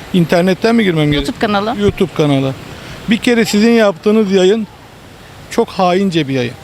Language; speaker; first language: Turkish; native; Turkish